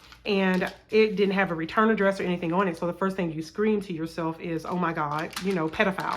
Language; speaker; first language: English; native; English